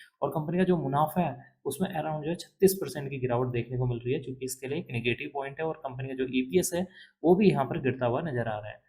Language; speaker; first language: Hindi; native; Hindi